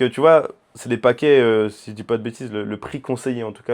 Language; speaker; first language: French; native; French